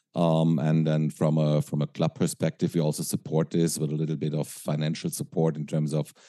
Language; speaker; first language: English; non-native, fluent; German